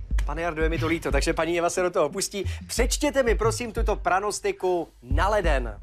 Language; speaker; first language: Czech; native; Czech